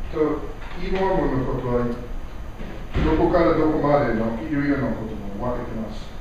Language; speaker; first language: Japanese; non-native, learner; English